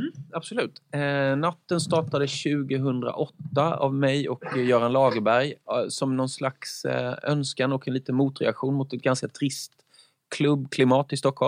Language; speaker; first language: Swedish; native; Swedish